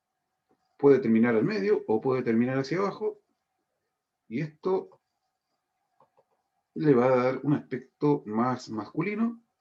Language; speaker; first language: Spanish; native; Spanish